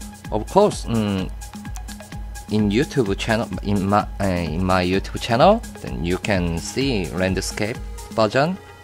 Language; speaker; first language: English; non-native, learner; Korean